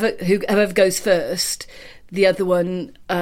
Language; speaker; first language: English; native; English